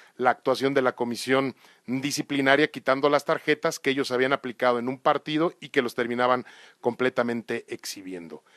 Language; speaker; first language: Spanish; native; Spanish